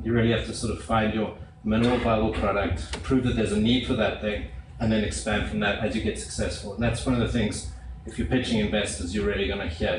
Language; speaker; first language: English; native; English